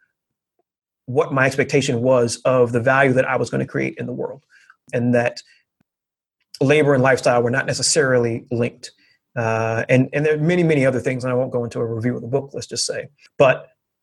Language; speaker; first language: English; native; English